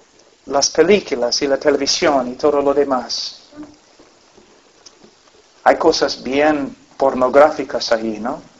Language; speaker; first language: Spanish; non-native, fluent; English